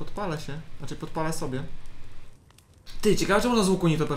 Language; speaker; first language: Polish; native; Polish